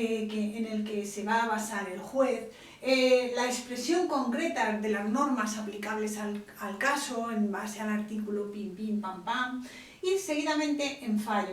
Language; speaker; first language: Spanish; native; Spanish